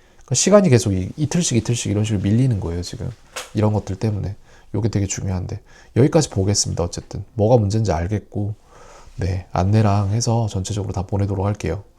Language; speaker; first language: Korean; native; Korean